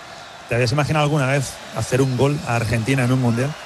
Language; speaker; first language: Spanish; native; Spanish